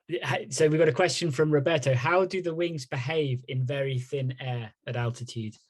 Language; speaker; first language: English; native; English